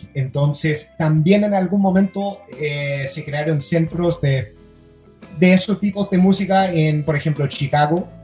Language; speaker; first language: Spanish; non-native, fluent; English